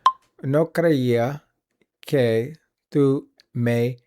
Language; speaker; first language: Spanish; non-native, learner; English